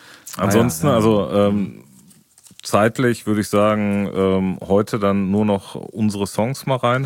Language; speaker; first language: German; native; German